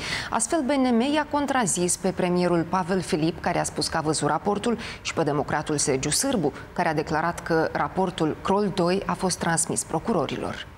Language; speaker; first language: Romanian; native; Romanian